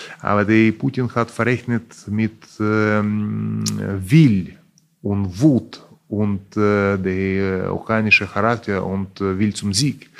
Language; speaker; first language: German; non-native, fluent; Russian